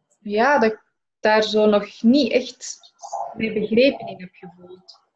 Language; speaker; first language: Dutch; native; Dutch